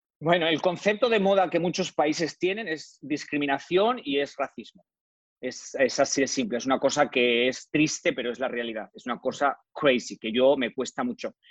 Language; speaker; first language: Spanish; native; Spanish